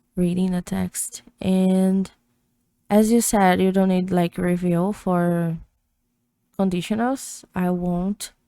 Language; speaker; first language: English; non-native, fluent; Portuguese